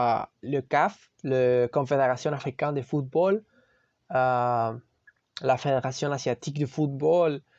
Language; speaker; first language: French; non-native, learner; Spanish